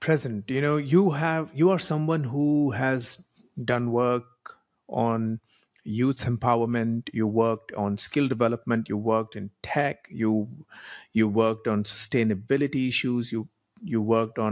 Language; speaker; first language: English; non-native, local second language; Hindi